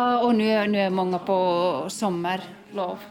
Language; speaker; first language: Swedish; non-native, fluent; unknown